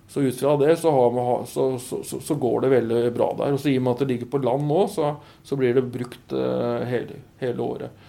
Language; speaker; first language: Norwegian; native; Norwegian